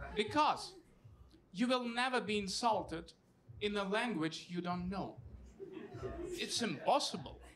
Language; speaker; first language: English; non-native, fluent; Russian